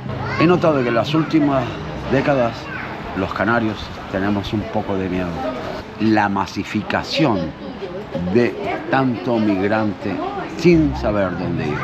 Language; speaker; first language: Spanish; native; Spanish